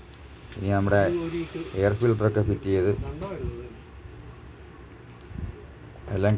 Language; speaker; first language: Malayalam; native; Malayalam